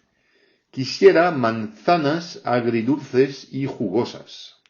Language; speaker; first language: Spanish; non-native, fluent; French